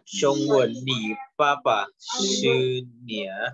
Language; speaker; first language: Chinese; non-native, learner; Thai